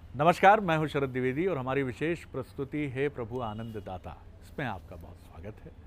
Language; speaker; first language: Hindi; native; Hindi